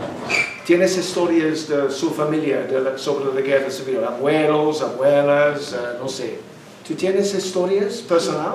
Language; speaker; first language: Spanish; non-native, learner; English